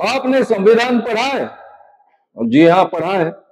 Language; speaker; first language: Hindi; non-native, local second language; Marathi